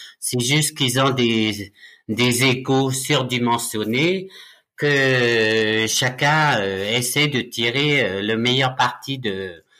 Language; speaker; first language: French; native; French